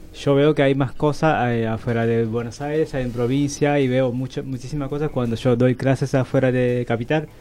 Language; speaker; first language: Spanish; non-native, learner; Japanese